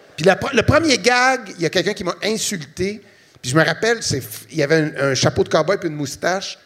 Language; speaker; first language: French; native; French